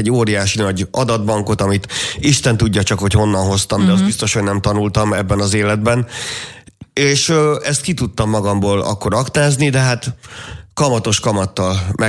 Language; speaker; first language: Hungarian; native; Hungarian